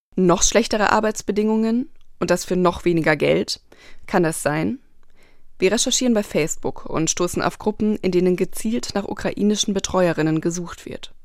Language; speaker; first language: German; native; German